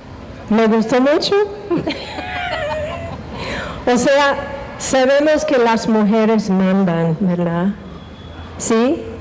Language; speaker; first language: Spanish; non-native, fluent; English